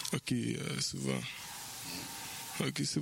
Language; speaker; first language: French; non-native, fluent; Romanian